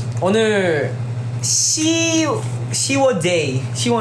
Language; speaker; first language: Korean; non-native, learner; Filipino